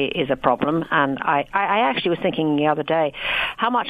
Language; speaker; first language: English; native; English